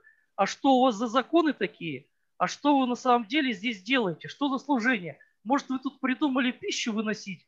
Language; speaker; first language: Russian; native; Russian